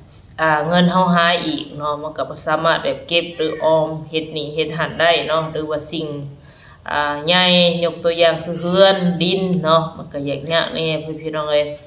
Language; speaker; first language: Thai; non-native, local second language; Lao